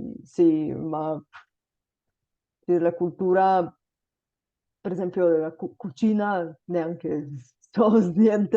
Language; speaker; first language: Italian; non-native, fluent; Bulgarian